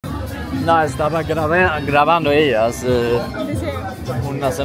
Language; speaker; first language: Spanish; non-native, fluent; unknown